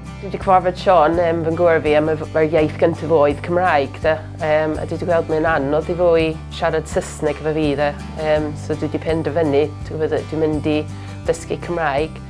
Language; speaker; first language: Welsh; non-native, learner; English